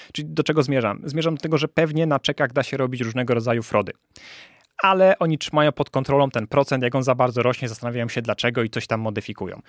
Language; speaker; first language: Polish; native; Polish